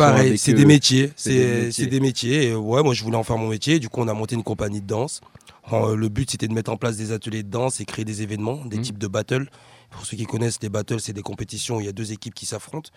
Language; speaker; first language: French; native; French